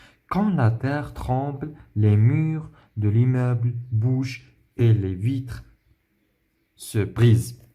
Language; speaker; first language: French; non-native, local second language; Arabic